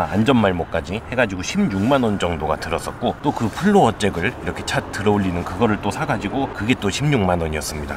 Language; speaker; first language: Korean; native; Korean